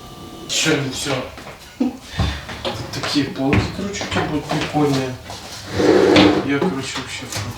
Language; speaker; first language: Russian; native; Russian